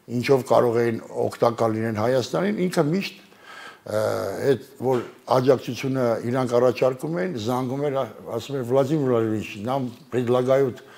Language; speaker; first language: Armenian; native; Armenian